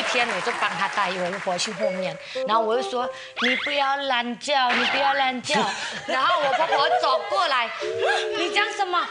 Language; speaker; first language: Chinese; non-native, fluent; Thai